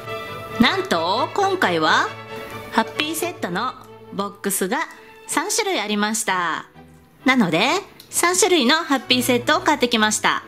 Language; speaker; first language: Japanese; native; Japanese